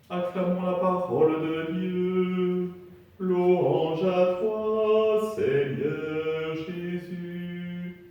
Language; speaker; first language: French; native; French